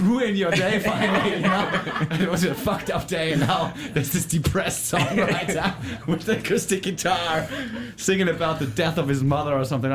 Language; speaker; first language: English; non-native, fluent; German